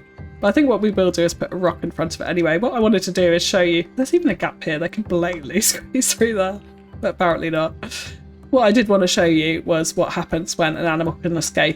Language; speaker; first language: English; native; English